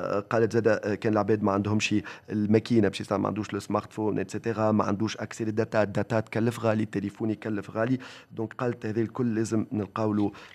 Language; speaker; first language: Arabic; native; Arabic